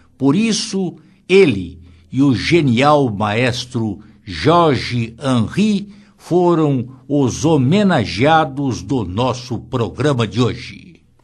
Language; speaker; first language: Portuguese; native; Portuguese